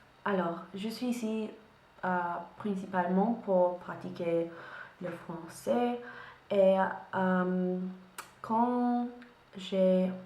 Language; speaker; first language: French; non-native, learner; English